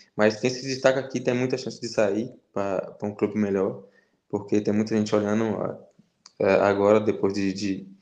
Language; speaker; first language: Portuguese; native; Portuguese